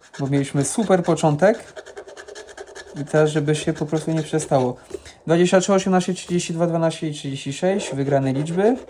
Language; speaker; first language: Polish; non-native, fluent; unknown